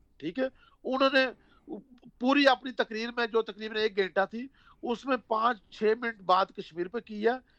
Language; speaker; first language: Urdu; non-native, local second language; Punjabi